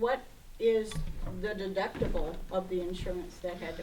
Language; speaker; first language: English; native; English